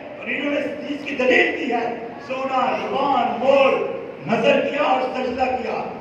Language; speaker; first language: Urdu; non-native, local second language; Punjabi